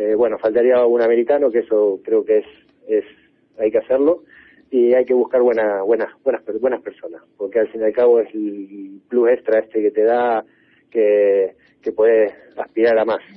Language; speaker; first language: Spanish; native; Spanish